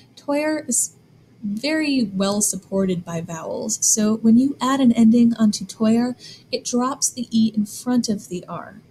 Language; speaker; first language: English; native; English